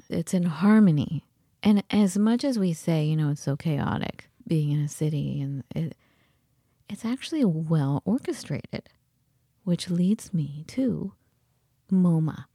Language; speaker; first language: English; early bilingual, other home language; Persian